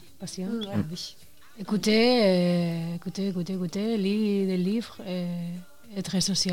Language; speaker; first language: French; non-native, learner; Spanish